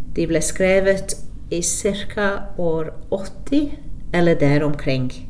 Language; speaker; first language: Norwegian; non-native, fluent; English